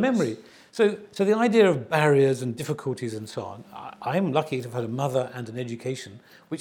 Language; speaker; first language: English; native; English